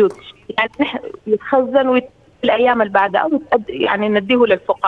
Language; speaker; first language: Arabic; native; Arabic